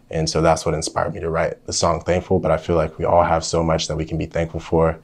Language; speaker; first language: English; native; English